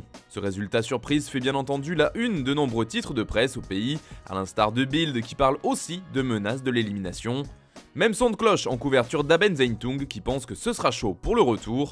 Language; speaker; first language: French; native; French